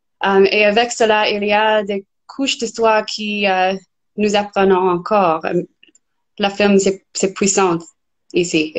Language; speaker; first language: French; non-native, fluent; English